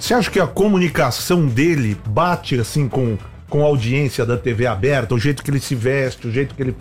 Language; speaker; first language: Portuguese; native; Portuguese